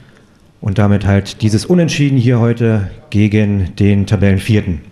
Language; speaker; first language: German; native; German